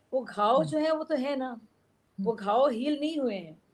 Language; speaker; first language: Hindi; native; Hindi